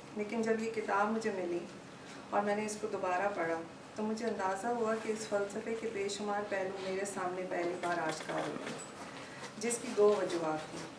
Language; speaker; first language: Urdu; native; Urdu